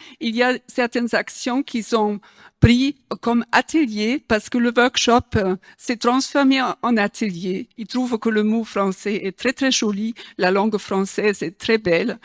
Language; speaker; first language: French; non-native, fluent; German